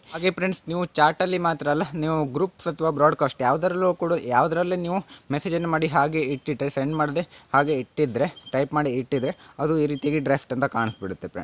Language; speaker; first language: Kannada; native; Kannada